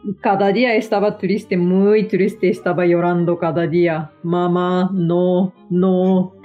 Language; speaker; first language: Spanish; non-native, fluent; Japanese